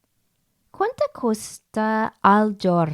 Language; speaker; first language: Italian; non-native, learner; English